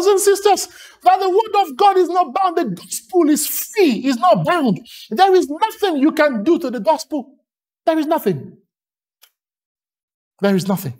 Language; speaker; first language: English; non-native, local second language; Yoruba